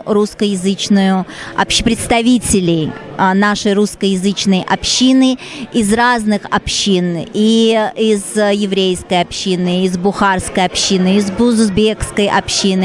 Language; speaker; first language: Russian; native; Russian